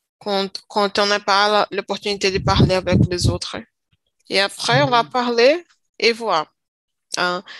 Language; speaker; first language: French; non-native, learner; Portuguese